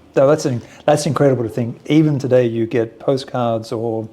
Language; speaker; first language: English; native; English